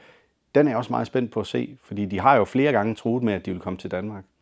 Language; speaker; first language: Danish; native; Danish